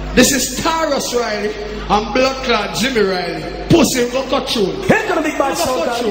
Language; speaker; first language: English; non-native, local second language; Jamaican Creole English